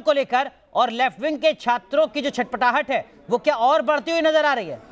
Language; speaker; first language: Hindi; native; Hindi